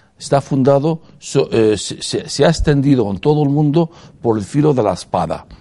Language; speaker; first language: Spanish; non-native, fluent; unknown